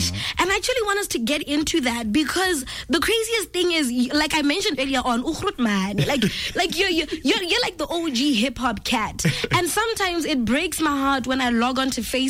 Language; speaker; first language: English; non-native, local second language; Tswana